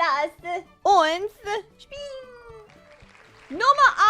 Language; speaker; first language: German; non-native, learner; English